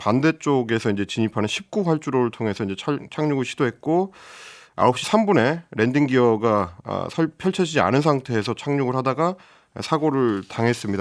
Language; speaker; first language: Korean; native; Korean